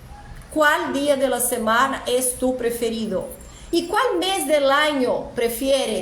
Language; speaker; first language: Spanish; non-native, fluent; Portuguese